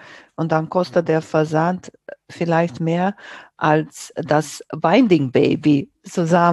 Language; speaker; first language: German; non-native, fluent; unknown